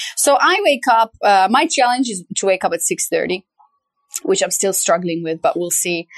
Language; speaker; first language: English; non-native, fluent; Romanian